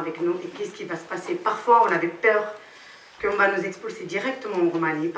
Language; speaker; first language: French; non-native, fluent; Romany